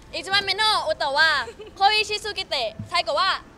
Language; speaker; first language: Japanese; non-native, learner; Thai